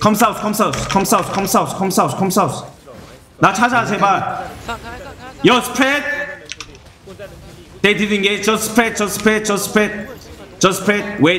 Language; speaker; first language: English; non-native, learner; Korean